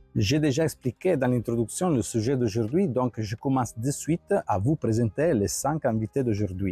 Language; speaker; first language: French; non-native, fluent; Italian